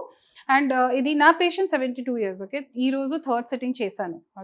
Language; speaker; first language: Telugu; non-native, fluent; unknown